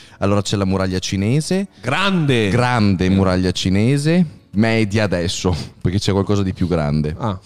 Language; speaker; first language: Italian; native; Italian